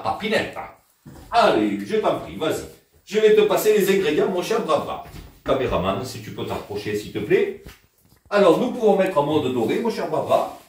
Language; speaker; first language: French; native; French